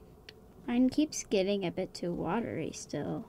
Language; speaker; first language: English; native; English